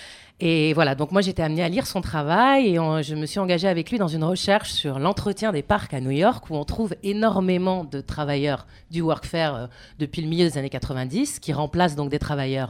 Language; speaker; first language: French; native; French